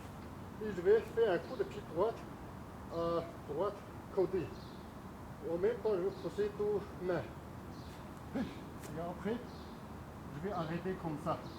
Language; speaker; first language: French; non-native, learner; Chinese